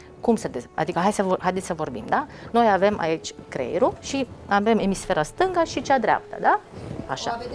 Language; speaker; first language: Romanian; non-native, fluent; Mongolian